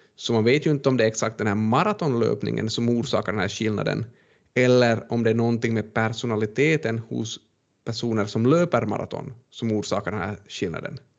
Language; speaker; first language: Swedish; native; Swedish